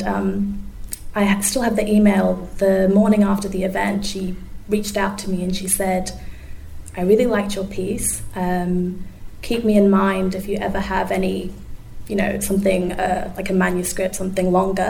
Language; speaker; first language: English; native; English